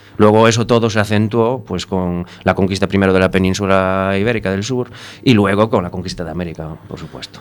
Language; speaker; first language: Spanish; native; Spanish